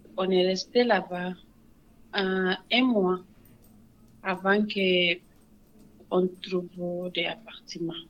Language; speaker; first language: French; non-native, local second language; Wolof